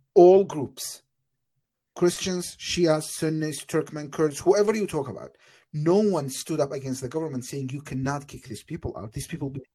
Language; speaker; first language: English; non-native, fluent; Arabic